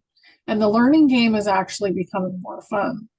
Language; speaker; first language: English; native; English